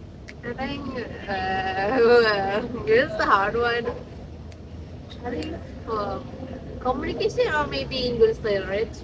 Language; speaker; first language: English; non-native, learner; Indonesian